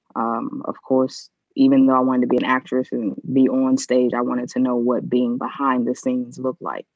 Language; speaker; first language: English; native; English